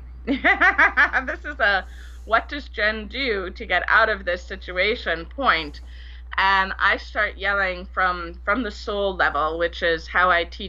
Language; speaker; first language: English; native; English